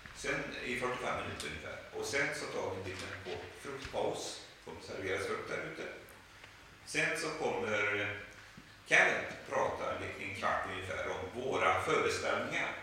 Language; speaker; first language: Swedish; native; Swedish